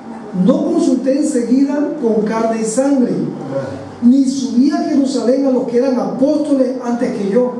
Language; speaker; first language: Spanish; native; Spanish